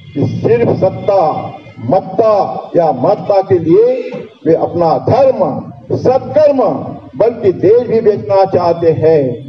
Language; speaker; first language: Hindi; non-native, local second language; Marathi